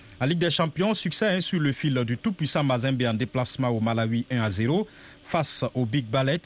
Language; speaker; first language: French; non-native, local second language; Mossi